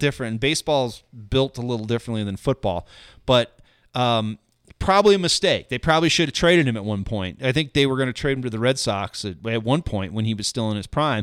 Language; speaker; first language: English; native; English